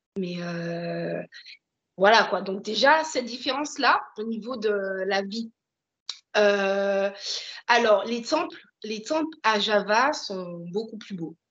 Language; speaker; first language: French; native; French